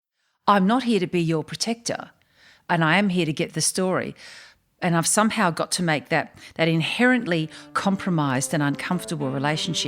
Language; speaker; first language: English; native; English